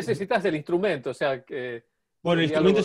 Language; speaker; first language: Spanish; native; Spanish